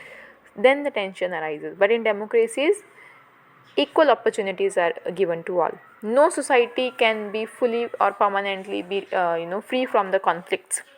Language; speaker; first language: English; non-native, local second language; Hindi